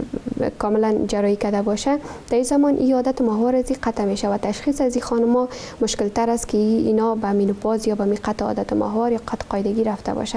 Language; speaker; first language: Persian; native; Persian